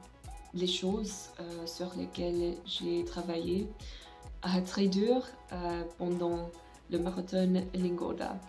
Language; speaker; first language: French; non-native, fluent; English